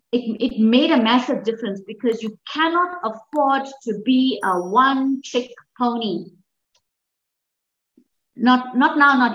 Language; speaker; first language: English; native; English